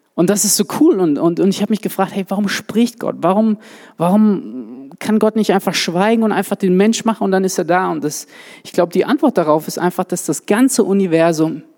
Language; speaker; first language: German; native; German